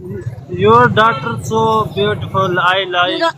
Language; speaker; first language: English; non-native, learner; Urdu